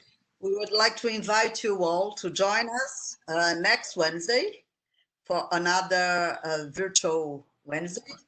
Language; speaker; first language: English; non-native, fluent; Portuguese